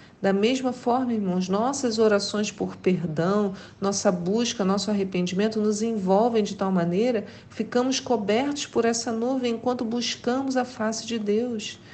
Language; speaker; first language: Portuguese; native; Portuguese